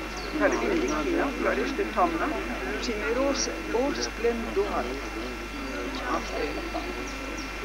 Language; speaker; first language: Romanian; early bilingual, heritage; French